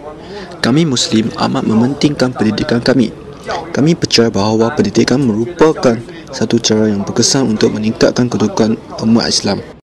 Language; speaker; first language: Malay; non-native, local second language; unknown